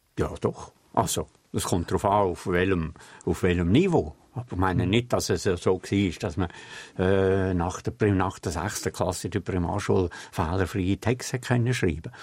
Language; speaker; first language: German; native; German